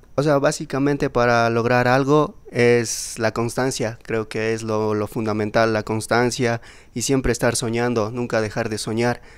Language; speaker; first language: Spanish; native; Spanish